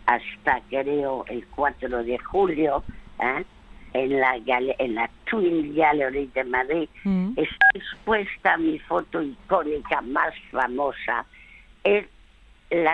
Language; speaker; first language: Spanish; early bilingual, other home language; French